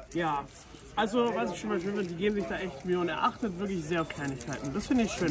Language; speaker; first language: German; native; German